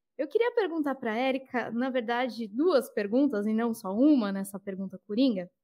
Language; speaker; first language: Portuguese; native; Portuguese